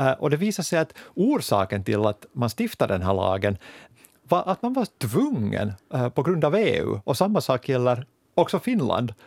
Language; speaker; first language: Swedish; native; Swedish